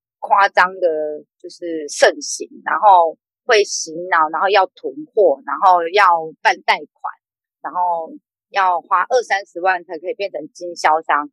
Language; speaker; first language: Chinese; native; Chinese